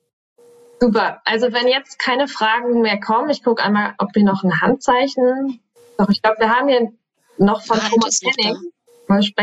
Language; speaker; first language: German; native; German